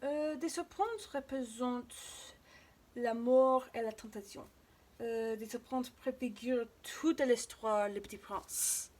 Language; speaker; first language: French; non-native, learner; English